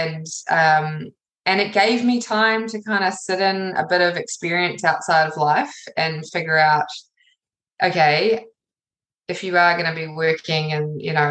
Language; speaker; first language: English; native; English